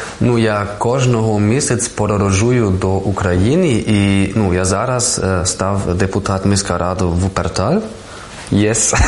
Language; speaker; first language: Ukrainian; non-native, learner; German